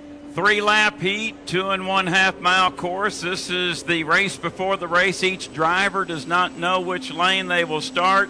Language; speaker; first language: English; native; English